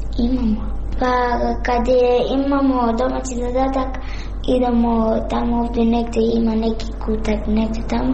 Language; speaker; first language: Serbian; non-native, learner; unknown